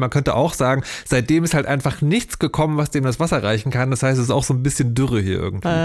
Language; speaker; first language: German; native; German